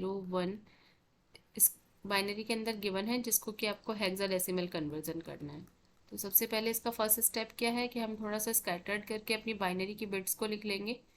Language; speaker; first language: Hindi; native; Hindi